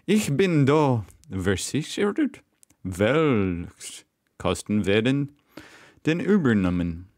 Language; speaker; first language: German; non-native, learner; English